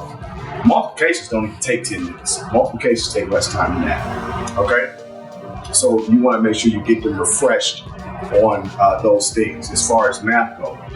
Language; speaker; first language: English; native; English